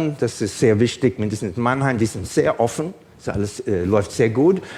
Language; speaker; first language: German; non-native, fluent; English